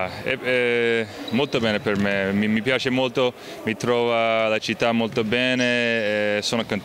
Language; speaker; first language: Italian; non-native, fluent; English